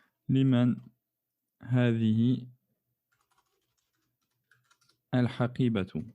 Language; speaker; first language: Arabic; non-native, fluent; French